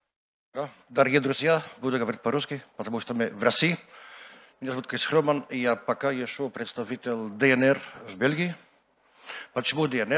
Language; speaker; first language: Russian; non-native, learner; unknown